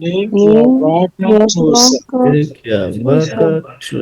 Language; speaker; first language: Portuguese; non-native, learner; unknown